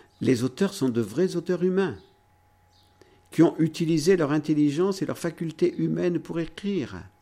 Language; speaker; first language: French; native; French